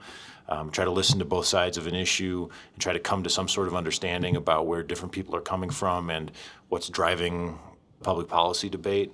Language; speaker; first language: English; native; English